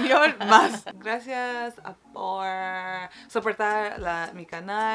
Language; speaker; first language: Spanish; early bilingual, heritage; Spanish